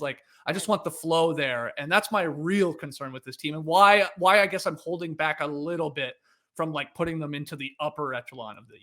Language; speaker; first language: English; native; English